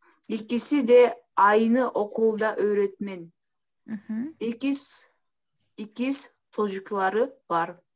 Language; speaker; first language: Turkish; non-native, learner; Kyrgyz